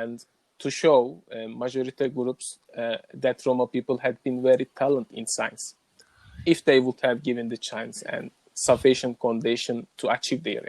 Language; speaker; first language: English; non-native, learner; Turkish